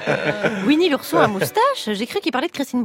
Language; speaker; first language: French; native; French